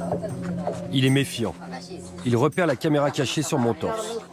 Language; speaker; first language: French; native; French